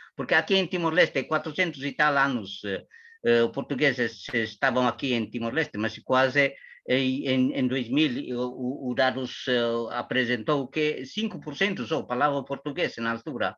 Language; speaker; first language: Portuguese; non-native, learner; Tetum